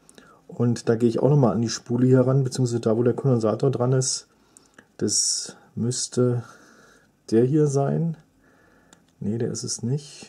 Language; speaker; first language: German; native; German